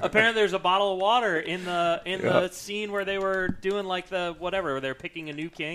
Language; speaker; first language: English; native; English